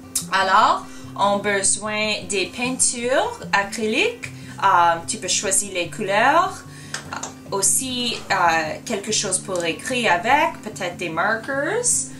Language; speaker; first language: French; non-native, learner; English